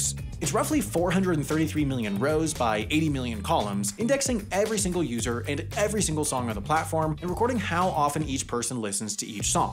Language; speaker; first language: English; native; English